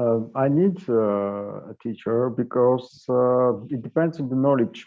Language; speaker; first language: English; non-native, learner; Bulgarian